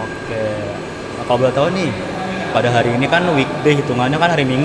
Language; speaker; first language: Indonesian; native; Indonesian